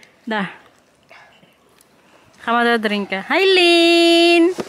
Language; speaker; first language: Dutch; non-native, fluent; Waray